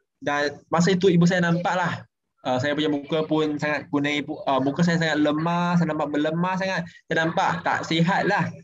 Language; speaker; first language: Malay; non-native, local second language; Chinese